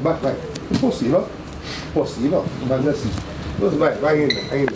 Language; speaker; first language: Portuguese; non-native, learner; English